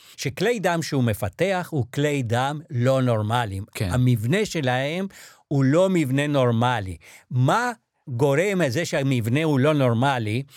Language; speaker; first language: Hebrew; non-native, fluent; Spanish